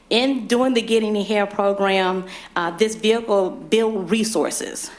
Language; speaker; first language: English; native; English